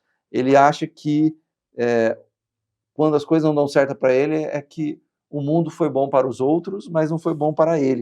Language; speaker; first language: Portuguese; native; Portuguese